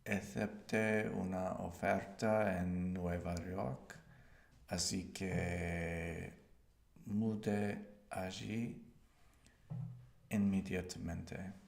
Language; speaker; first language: Spanish; non-native, learner; English